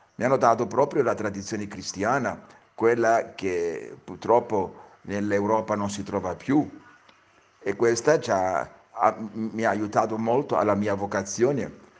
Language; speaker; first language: Italian; early bilingual, heritage; Italian